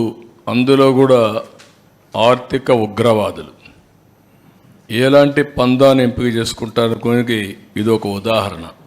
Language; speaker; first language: Telugu; native; Telugu